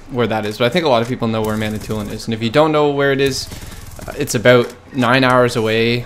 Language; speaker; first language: English; native; English